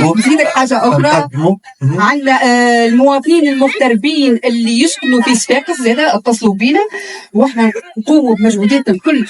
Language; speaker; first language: Arabic; native; Arabic